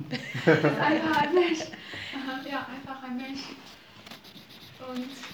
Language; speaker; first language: German; non-native, fluent; Chinese